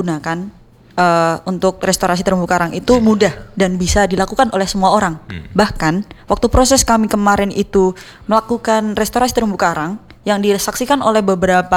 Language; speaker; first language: Indonesian; native; Indonesian